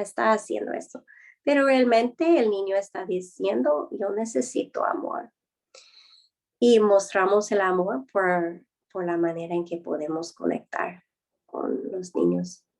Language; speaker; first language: Spanish; non-native, fluent; English